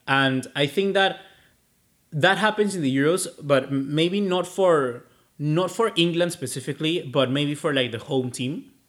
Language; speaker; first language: English; non-native, fluent; Spanish